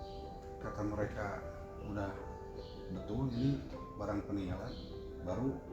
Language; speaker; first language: Indonesian; native; Indonesian